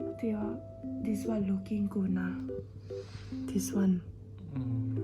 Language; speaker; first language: English; non-native, learner; Thai